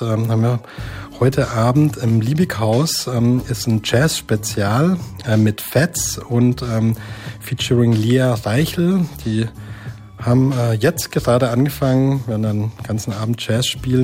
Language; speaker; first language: German; native; German